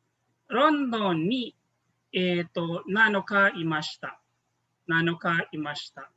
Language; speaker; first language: Japanese; non-native, fluent; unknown